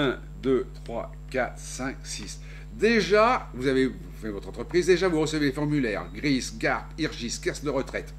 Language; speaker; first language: French; native; French